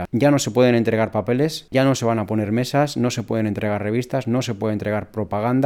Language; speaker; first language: Spanish; native; Spanish